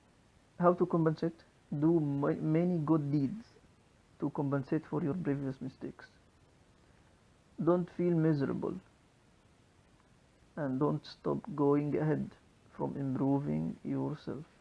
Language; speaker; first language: English; non-native, local second language; Arabic